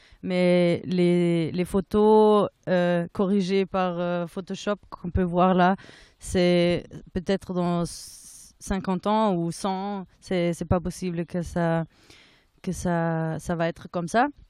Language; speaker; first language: French; non-native, fluent; German